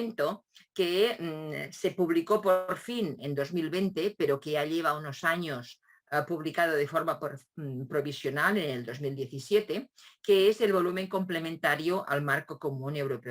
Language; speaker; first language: Spanish; non-native, local second language; Catalan